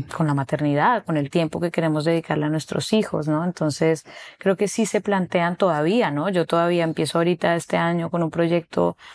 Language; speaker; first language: Spanish; native; Spanish